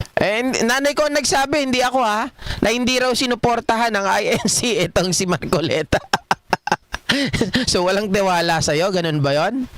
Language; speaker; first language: Filipino; native; Filipino